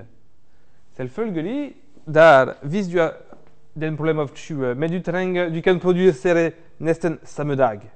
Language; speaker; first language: Norwegian; non-native, fluent; French